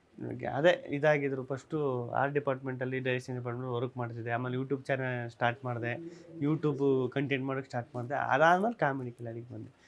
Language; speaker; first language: Kannada; native; Kannada